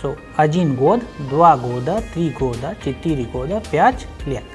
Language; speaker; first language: Russian; non-native, fluent; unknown